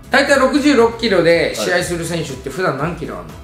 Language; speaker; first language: Japanese; native; Japanese